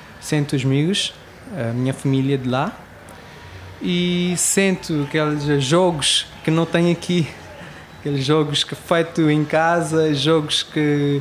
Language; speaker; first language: Portuguese; non-native, learner; Hindi